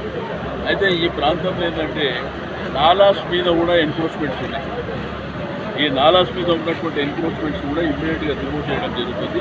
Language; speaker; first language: Telugu; native; Telugu